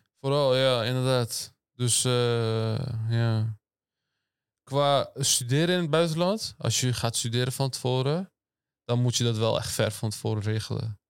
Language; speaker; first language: Dutch; early bilingual, other home language; Turkish